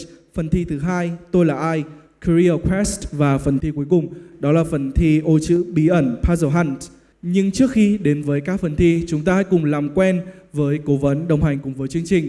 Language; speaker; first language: Vietnamese; native; Vietnamese